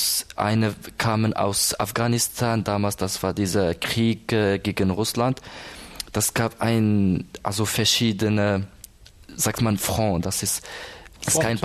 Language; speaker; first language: German; non-native, learner; Arabic